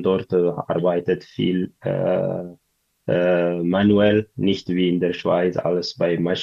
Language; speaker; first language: German; non-native, learner; Tigrinya